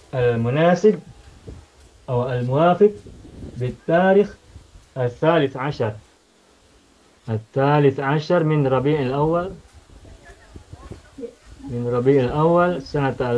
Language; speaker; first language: Arabic; non-native, fluent; Indonesian